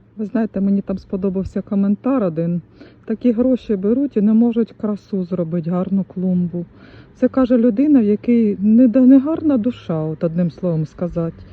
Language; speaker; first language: Ukrainian; non-native, local second language; Russian